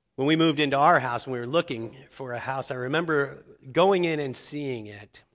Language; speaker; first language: English; native; English